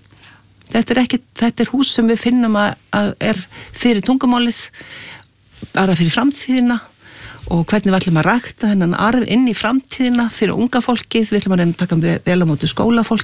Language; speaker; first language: Icelandic; native; Icelandic